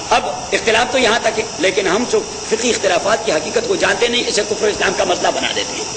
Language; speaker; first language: Urdu; non-native, local second language; Pashto